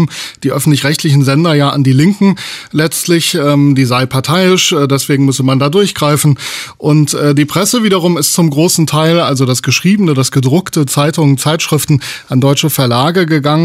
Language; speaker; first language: German; native; German